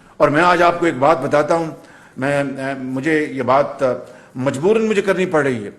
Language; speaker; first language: Urdu; non-native, local second language; Punjabi